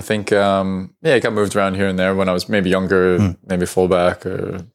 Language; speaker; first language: English; native; English